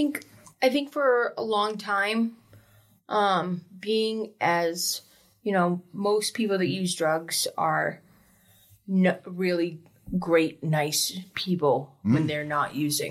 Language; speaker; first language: English; native; English